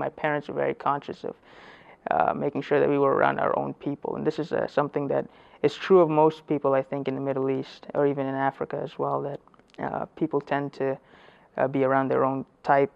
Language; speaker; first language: English; early bilingual, other home language; Persian